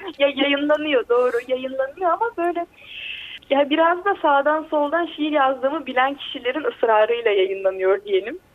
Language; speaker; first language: Turkish; native; Turkish